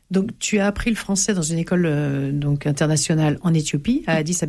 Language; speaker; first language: French; native; French